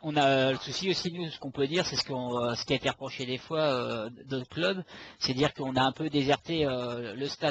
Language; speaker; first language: French; native; French